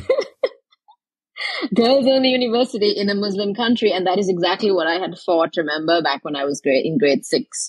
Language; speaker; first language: English; non-native, local second language; Tamil